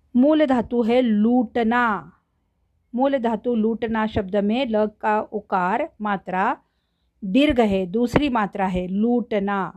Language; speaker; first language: Hindi; non-native, local second language; Marathi